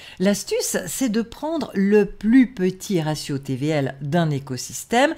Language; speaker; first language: French; native; French